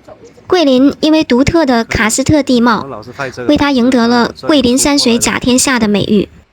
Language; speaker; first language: Chinese; native; Chinese